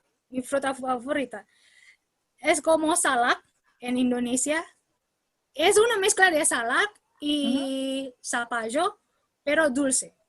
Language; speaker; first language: Spanish; non-native, learner; Indonesian